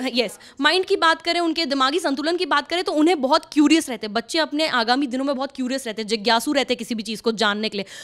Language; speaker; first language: Hindi; native; Hindi